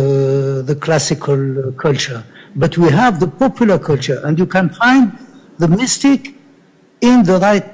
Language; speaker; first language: English; non-native, learner; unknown